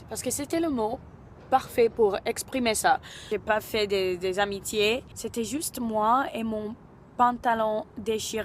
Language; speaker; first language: French; non-native, fluent; English